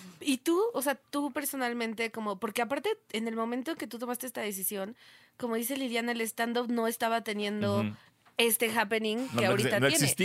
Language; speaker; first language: Spanish; native; Spanish